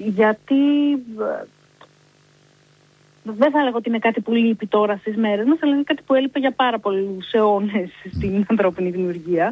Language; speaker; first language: Greek; native; Greek